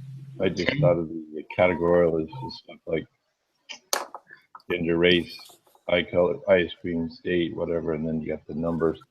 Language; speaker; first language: English; native; English